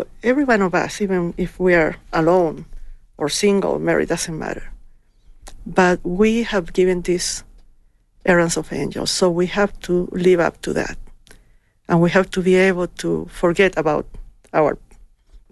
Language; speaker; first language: English; non-native, fluent; Spanish